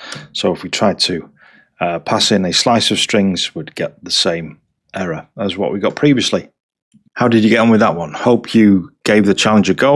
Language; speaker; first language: English; native; English